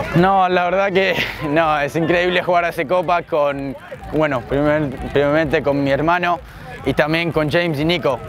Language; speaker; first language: Spanish; non-native, learner; English